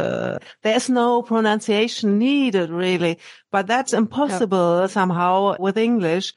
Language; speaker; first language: English; non-native, fluent; German